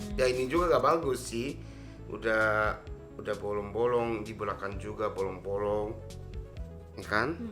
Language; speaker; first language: Indonesian; non-native, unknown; Japanese